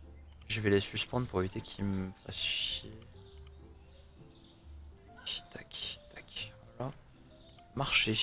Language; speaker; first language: French; native; French